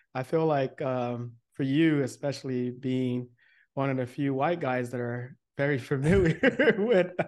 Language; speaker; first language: English; early bilingual, other home language; Yoruba